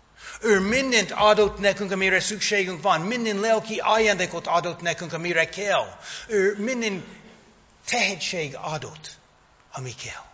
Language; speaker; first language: Hungarian; non-native, fluent; English